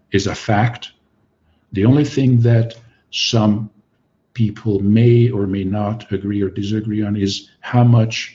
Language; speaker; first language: English; non-native, fluent; Hungarian